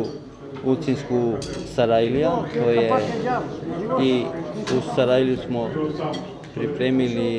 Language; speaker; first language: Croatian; non-native, local second language; Albanian